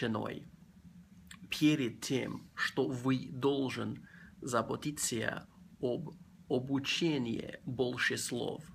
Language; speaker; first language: Russian; non-native, learner; English